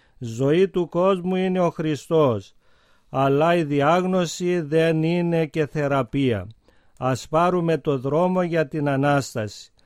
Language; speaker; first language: Greek; native; Greek